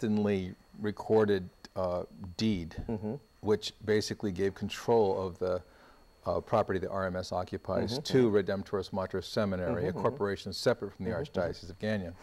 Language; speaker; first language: English; native; English